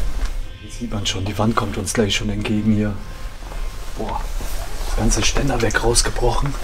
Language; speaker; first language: German; native; German